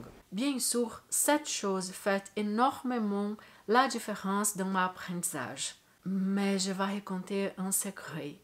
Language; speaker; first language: French; non-native, learner; Portuguese